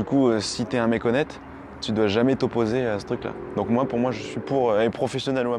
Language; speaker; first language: French; native; French